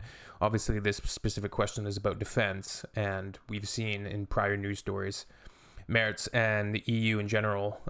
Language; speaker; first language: English; native; English